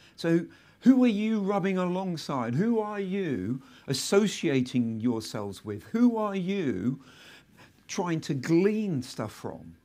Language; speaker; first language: English; native; English